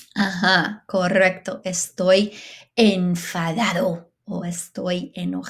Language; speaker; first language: Spanish; non-native, fluent; English